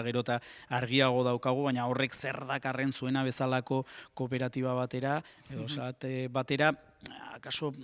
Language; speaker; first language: Basque; native; Basque